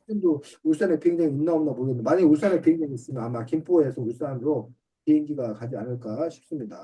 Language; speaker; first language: Korean; native; Korean